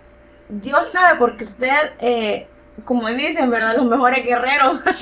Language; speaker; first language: Spanish; native; Spanish